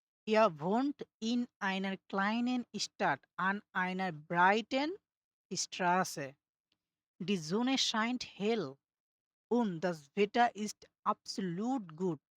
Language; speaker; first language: German; non-native, learner; Bangla